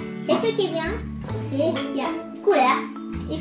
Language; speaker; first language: French; early bilingual, heritage; French